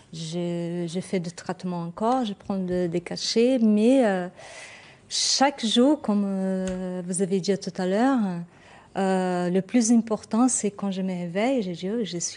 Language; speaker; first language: French; non-native, fluent; Portuguese